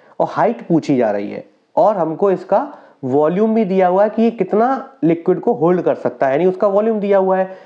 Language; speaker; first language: Hindi; native; Hindi